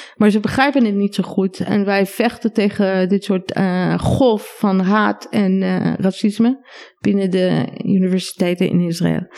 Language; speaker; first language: Dutch; non-native, fluent; Hebrew